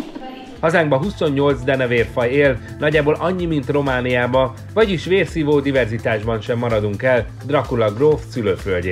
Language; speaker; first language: Hungarian; native; Hungarian